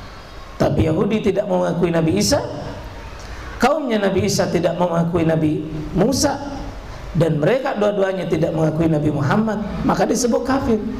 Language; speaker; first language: Indonesian; native; Indonesian